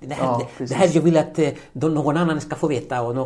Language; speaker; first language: Swedish; non-native, fluent; Spanish